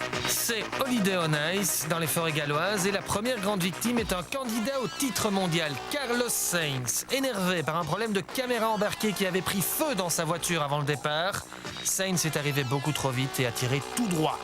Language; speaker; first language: French; native; French